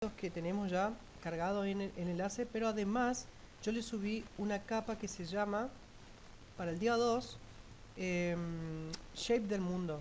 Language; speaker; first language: Spanish; native; Spanish